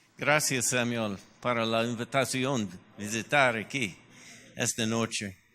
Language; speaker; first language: Spanish; non-native, learner; English